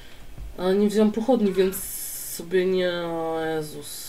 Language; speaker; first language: Polish; native; Polish